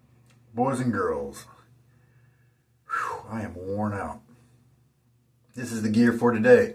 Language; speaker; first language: English; native; English